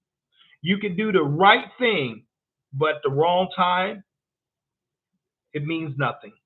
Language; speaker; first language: English; native; English